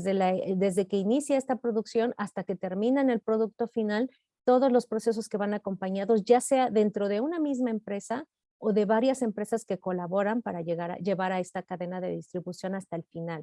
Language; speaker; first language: Spanish; native; Spanish